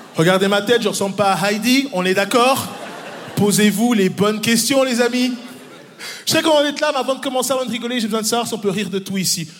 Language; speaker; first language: French; early bilingual, other home language; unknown